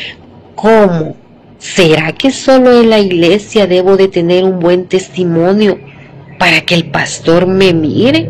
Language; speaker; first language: Spanish; native; Spanish